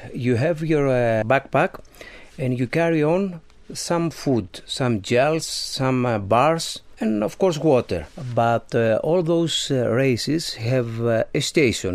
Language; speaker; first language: English; non-native, learner; Greek